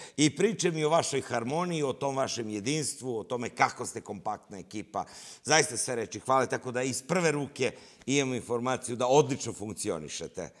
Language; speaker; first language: Serbian; native; Serbian